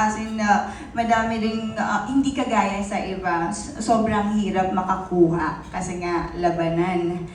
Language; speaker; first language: Filipino; non-native, local second language; Pampanga